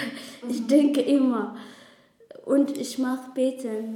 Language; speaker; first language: German; non-native, learner; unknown